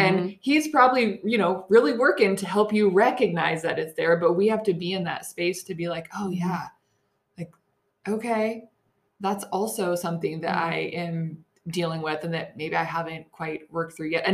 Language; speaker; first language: English; native; English